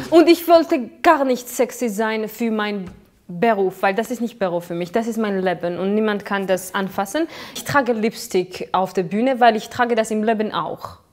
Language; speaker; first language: German; non-native, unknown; Georgian